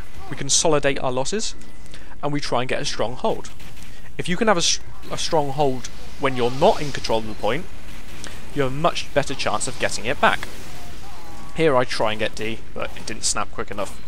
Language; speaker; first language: English; native; English